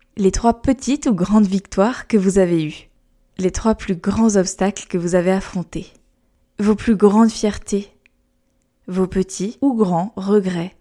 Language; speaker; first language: French; native; French